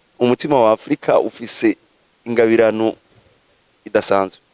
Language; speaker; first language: Rundi; non-native, local second language; Swahili